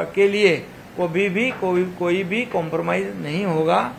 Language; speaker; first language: Hindi; non-native, local second language; Marathi